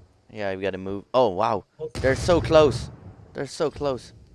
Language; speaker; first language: English; non-native, fluent; French